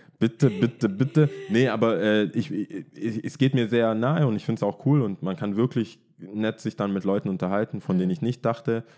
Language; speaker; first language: German; early bilingual, other home language; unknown